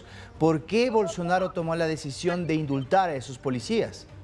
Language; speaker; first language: Spanish; native; Spanish